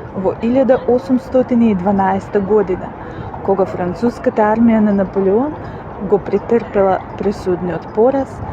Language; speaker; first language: Macedonian; non-native, fluent; Russian